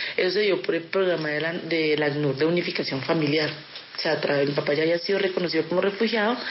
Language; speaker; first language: Spanish; early bilingual, other home language; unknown